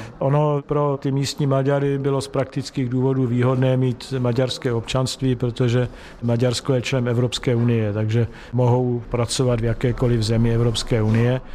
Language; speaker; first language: Czech; native; Czech